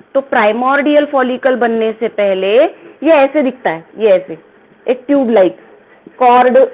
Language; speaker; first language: Hindi; non-native, local second language; Marathi